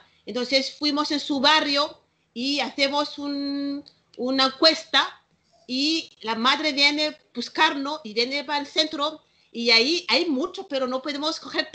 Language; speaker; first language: Spanish; non-native, learner; Malagasy